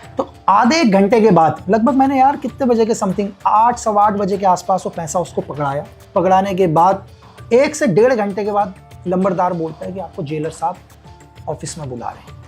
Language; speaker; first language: Hindi; native; Hindi